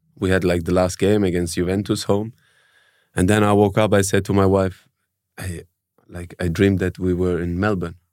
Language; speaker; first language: English; early bilingual, heritage; German